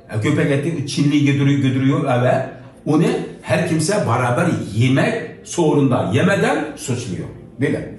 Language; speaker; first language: Turkish; non-native, learner; Uyghur